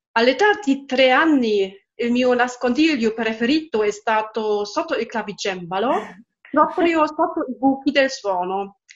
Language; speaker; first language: Italian; non-native, fluent; German